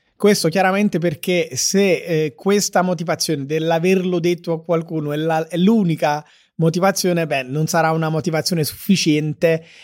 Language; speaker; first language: Italian; native; Italian